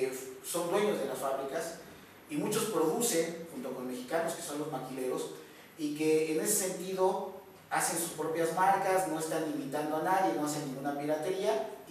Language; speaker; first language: Spanish; native; Spanish